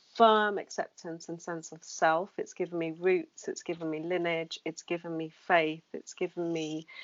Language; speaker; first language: English; native; English